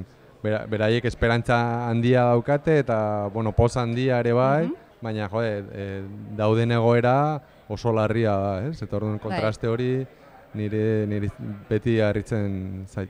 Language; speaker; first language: Basque; non-native, local second language; Spanish